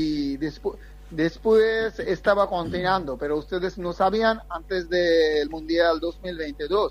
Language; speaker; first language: Spanish; non-native, fluent; Bangla